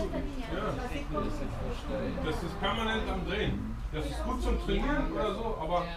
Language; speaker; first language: German; native; German